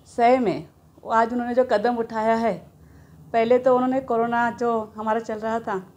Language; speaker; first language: Hindi; native; Hindi